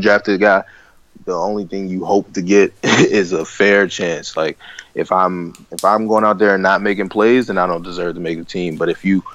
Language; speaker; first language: English; native; English